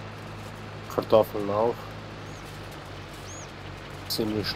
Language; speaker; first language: German; non-native, fluent; Slovenian